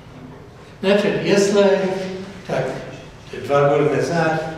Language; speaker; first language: Russian; non-native, fluent; English